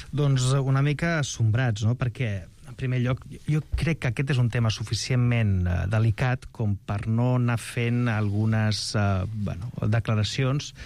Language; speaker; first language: Catalan; non-native, local second language; Spanish